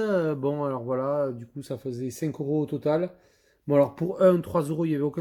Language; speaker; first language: French; native; French